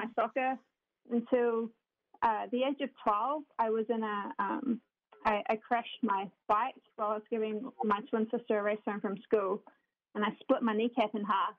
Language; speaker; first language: English; native; English